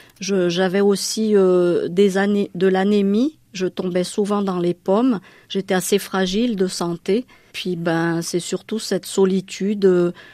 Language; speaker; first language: French; non-native, local second language; Malagasy